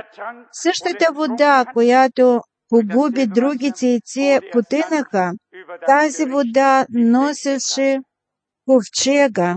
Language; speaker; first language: Bulgarian; non-native, fluent; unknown